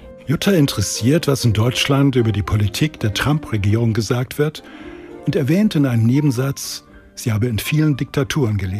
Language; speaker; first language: German; native; German